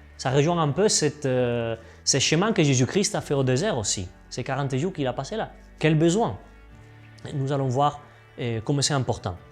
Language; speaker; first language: French; non-native, fluent; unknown